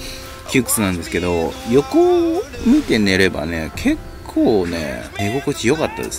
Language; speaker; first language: Japanese; native; Japanese